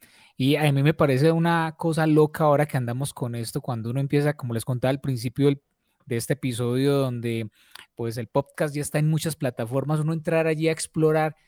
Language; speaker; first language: Spanish; native; Spanish